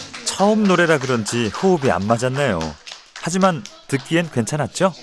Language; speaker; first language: Korean; native; Korean